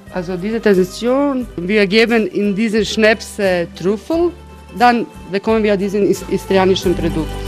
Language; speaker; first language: German; non-native, learner; Croatian